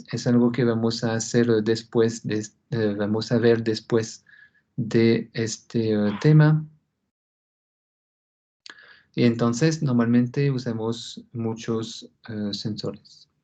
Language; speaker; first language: Spanish; non-native, fluent; French